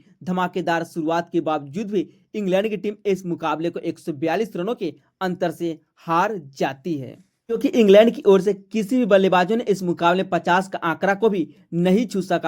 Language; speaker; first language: Hindi; native; Hindi